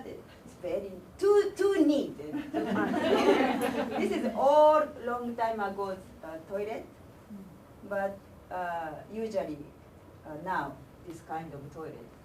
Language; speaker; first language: English; non-native, learner; Japanese